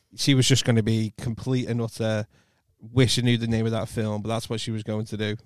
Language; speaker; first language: English; native; English